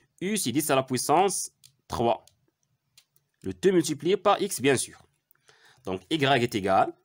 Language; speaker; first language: French; non-native, local second language; Arabic